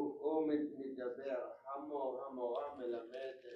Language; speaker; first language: Hebrew; non-native, learner; English